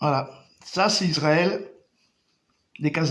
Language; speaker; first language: French; native; French